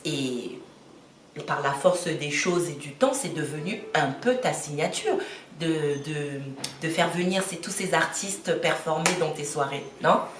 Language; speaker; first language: French; native; French